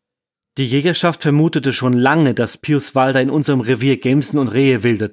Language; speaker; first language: German; native; German